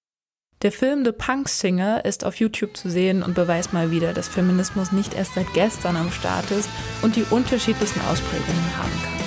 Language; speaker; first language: German; native; German